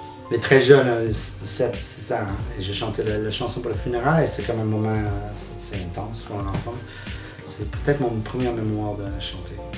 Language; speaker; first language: French; early bilingual, heritage; French